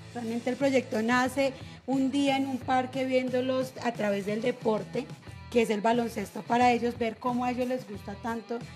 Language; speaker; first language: Spanish; native; Spanish